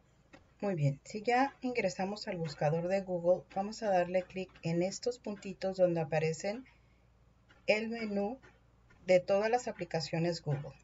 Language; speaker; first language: Spanish; native; Spanish